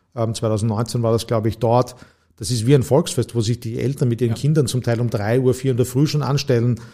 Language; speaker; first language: German; native; German